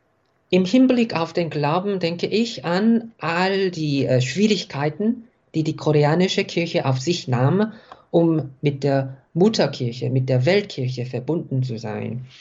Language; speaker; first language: German; non-native, fluent; Korean